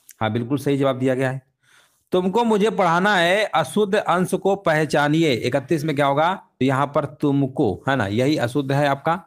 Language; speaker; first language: Hindi; native; Hindi